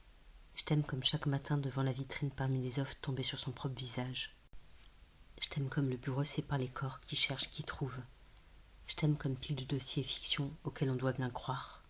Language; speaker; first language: French; native; French